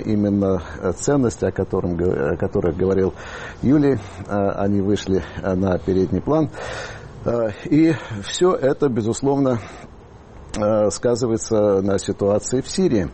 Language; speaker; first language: Russian; native; Russian